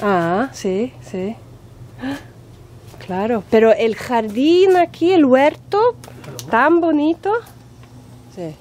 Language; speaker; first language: Spanish; non-native, fluent; Swedish